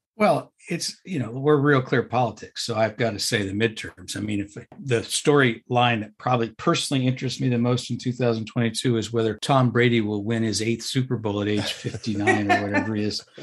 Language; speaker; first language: English; native; English